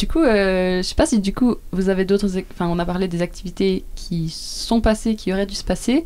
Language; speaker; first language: French; native; French